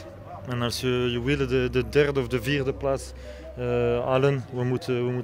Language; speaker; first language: Dutch; non-native, learner; French